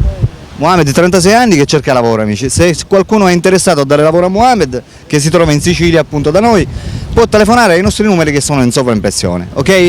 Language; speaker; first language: Italian; native; Italian